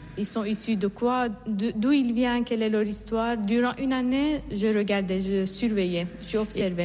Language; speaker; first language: French; non-native, fluent; Persian